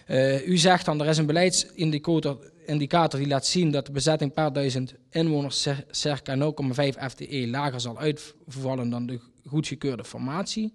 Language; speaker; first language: Dutch; native; Dutch